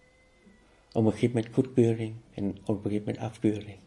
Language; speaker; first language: Dutch; non-native, fluent; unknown